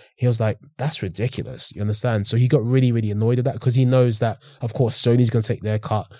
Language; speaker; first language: English; native; English